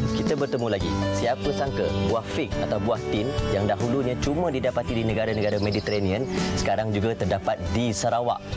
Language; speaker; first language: Malay; native; Malay